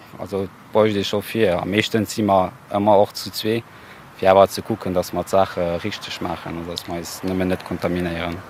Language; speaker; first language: Luxembourgish; native; Luxembourgish